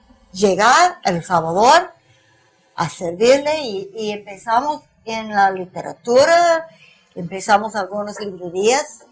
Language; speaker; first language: Spanish; non-native, fluent; English